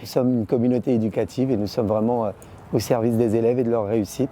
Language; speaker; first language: French; early bilingual, other home language; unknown